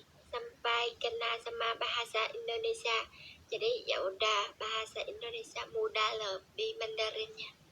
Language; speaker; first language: Indonesian; non-native, learner; Vietnamese